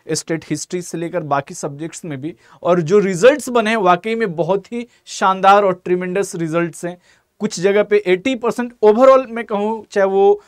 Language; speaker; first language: Hindi; native; Hindi